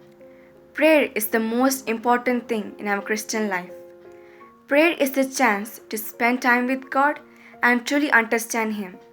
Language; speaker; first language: English; non-native, local second language; Malayalam